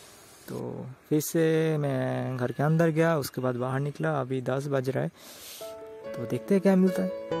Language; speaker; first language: Hindi; non-native, local second language; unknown